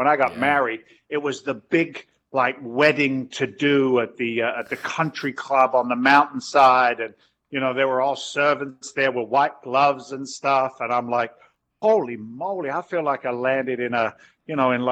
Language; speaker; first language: English; native; English